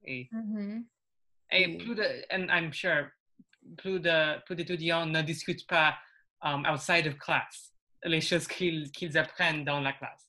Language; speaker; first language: French; non-native, learner; English